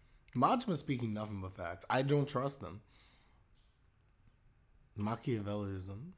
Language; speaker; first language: English; native; English